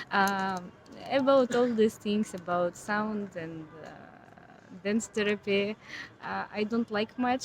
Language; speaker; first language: English; non-native, learner; Ukrainian